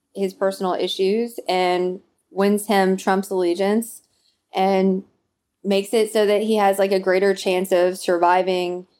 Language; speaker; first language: English; native; English